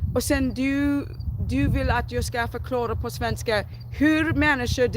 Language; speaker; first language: Swedish; non-native, learner; English